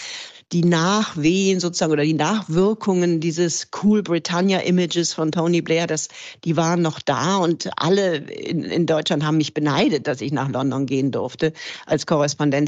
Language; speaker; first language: German; native; German